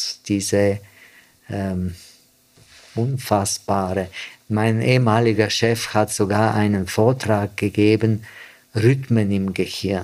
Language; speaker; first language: German; non-native, fluent; Bulgarian